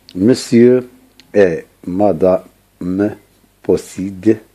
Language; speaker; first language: French; non-native, local second language; Arabic